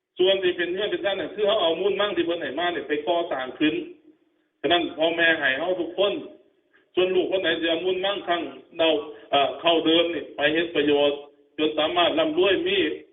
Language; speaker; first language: Thai; native; Thai